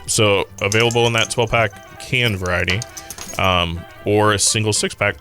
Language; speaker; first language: English; native; English